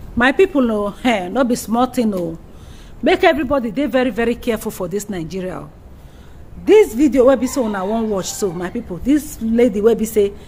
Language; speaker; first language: Nigerian Pidgin; native; Nigerian Pidgin